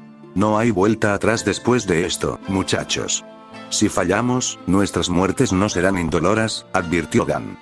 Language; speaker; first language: Spanish; native; Spanish